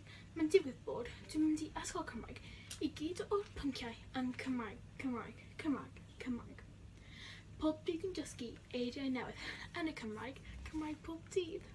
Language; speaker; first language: Welsh; non-native, local second language; English